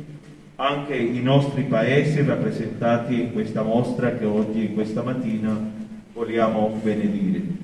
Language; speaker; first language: Italian; non-native, fluent; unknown